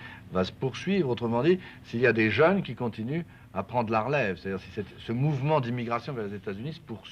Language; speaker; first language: French; native; French